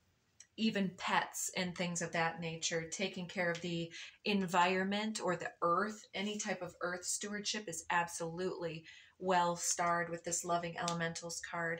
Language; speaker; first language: English; native; English